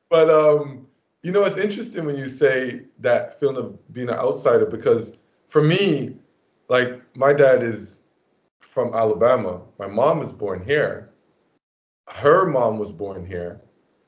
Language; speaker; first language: English; native; English